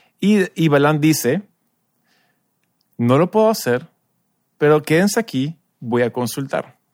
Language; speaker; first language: Spanish; early bilingual, other home language; English